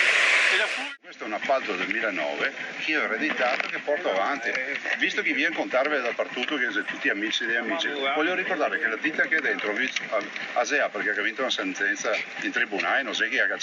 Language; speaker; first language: Italian; native; Italian